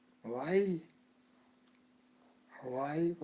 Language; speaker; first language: English; non-native, learner; Hindi